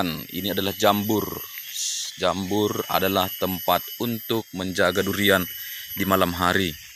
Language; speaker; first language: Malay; non-native, local second language; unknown